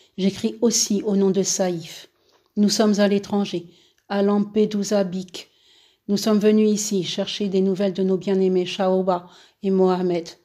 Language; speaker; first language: French; native; French